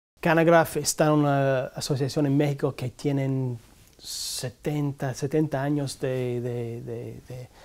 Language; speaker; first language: Spanish; non-native, learner; English